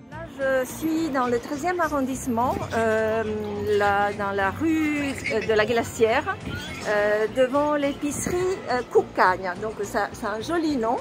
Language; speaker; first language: French; non-native, fluent; Italian